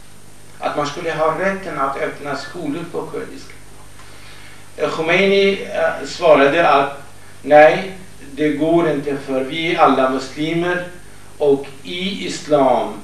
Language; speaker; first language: Swedish; non-native, fluent; Kurdish